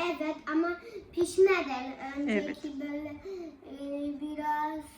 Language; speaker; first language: Turkish; early bilingual, heritage; Turkish